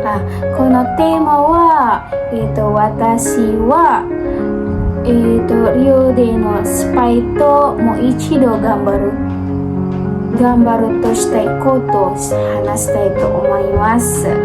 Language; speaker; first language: Japanese; non-native, learner; Indonesian